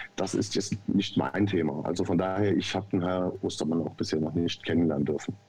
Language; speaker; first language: German; native; German